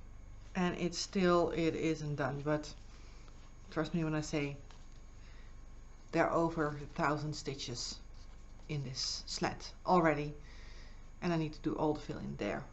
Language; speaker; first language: English; non-native, fluent; Dutch